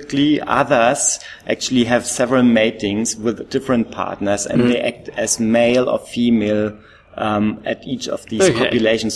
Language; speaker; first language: English; non-native, fluent; German